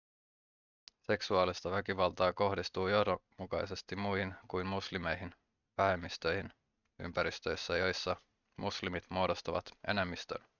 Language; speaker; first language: Finnish; native; Finnish